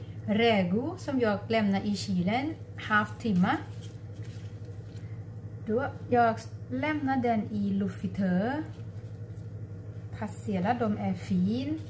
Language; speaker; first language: Swedish; non-native, learner; Thai